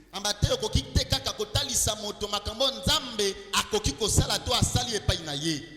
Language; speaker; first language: Lingala; native; Lingala